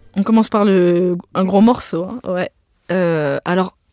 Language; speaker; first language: French; early bilingual, other home language; Arabic